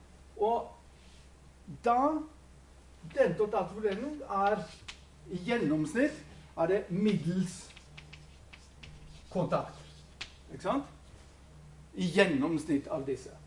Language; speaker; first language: Norwegian; non-native, fluent; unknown